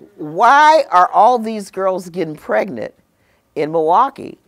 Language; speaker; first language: English; native; English